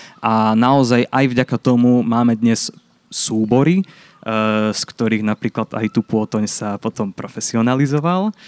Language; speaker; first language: Slovak; native; Slovak